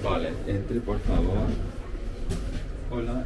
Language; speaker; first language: Spanish; non-native, local second language; Catalan